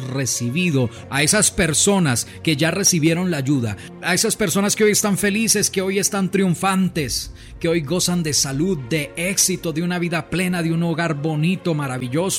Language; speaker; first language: Spanish; native; Spanish